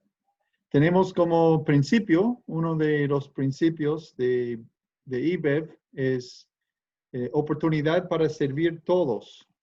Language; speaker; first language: Spanish; non-native, fluent; English